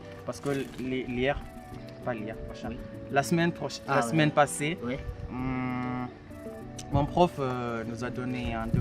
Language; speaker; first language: French; non-native, learner; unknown